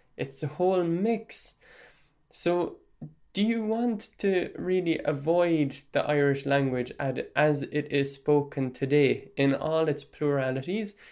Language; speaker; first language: English; non-native, local second language; Irish